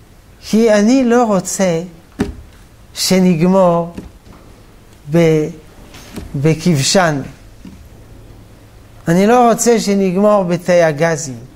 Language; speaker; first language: Hebrew; non-native, fluent; French